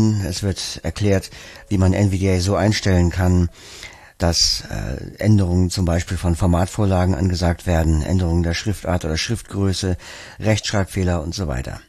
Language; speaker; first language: German; native; German